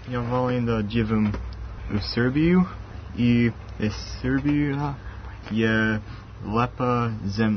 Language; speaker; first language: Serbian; non-native, learner; English